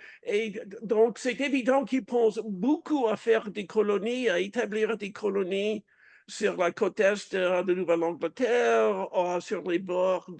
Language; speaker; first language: French; non-native, fluent; English